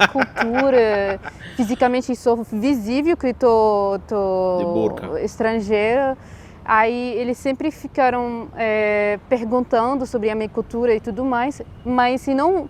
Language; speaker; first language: Portuguese; non-native, fluent; Arabic